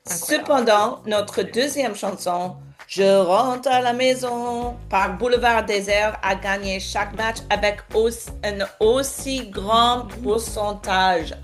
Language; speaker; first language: French; non-native, fluent; English